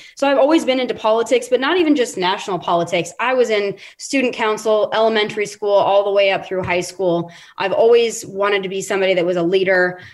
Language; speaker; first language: English; native; English